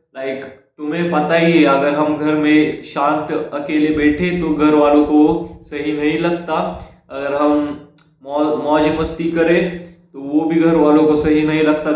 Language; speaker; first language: Hindi; non-native, local second language; Marathi